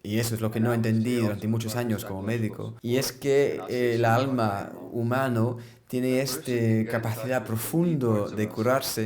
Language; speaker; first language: Spanish; non-native, fluent; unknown